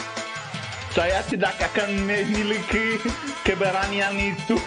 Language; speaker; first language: Indonesian; non-native, learner; Portuguese